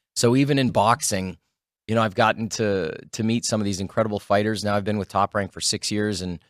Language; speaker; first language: English; native; English